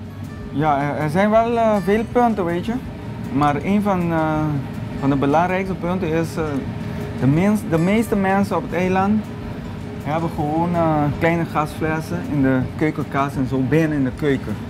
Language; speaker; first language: Dutch; non-native, local second language; Papiamento